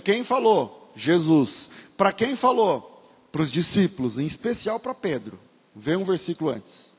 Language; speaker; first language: Portuguese; native; Portuguese